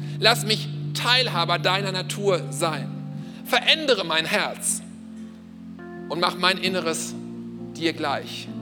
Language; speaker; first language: German; native; German